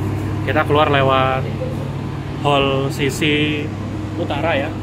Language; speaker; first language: Indonesian; native; Indonesian